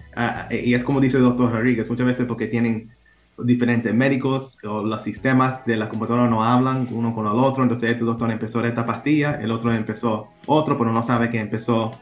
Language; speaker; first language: Spanish; early bilingual, heritage; Spanish